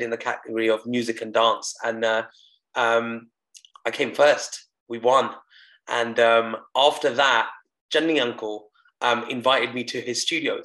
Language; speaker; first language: English; non-native, local second language; Punjabi